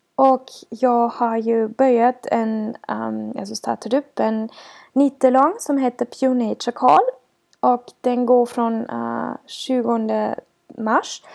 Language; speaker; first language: Swedish; non-native, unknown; German